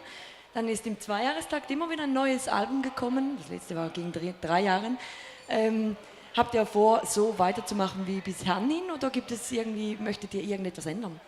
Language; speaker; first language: German; native; German